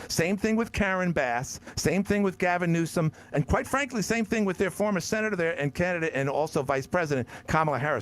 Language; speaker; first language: English; native; English